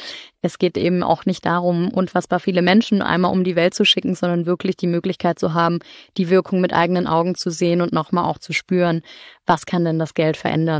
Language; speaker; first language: German; native; German